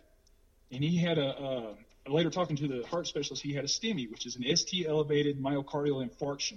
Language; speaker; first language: English; native; English